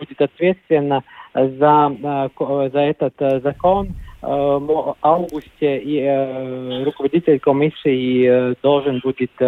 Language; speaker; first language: Russian; non-native, local second language; Latvian